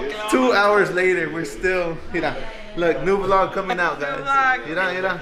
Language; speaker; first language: English; early bilingual, other home language; Spanish